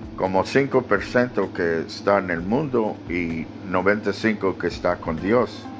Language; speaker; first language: Spanish; early bilingual, other home language; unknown